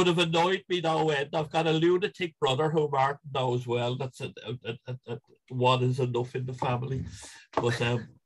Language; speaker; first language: English; native; English